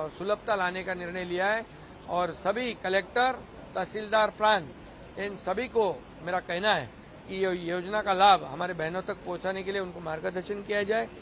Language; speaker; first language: Hindi; non-native, local second language; Marathi